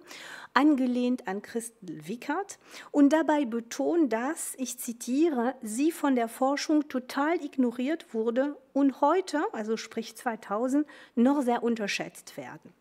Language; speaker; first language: German; non-native, fluent; French